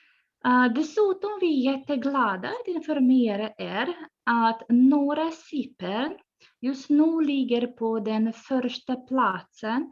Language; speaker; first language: Swedish; non-native, fluent; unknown